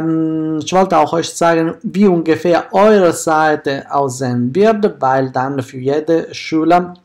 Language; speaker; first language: German; non-native, fluent; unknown